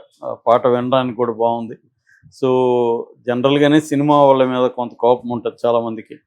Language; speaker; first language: Telugu; native; Telugu